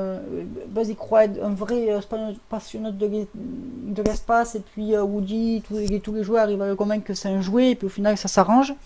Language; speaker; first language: French; native; French